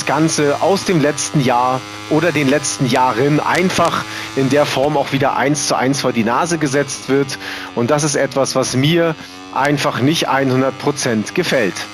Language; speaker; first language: German; native; German